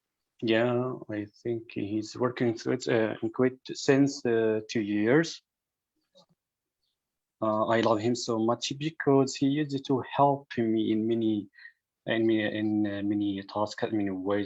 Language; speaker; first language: English; non-native, fluent; Arabic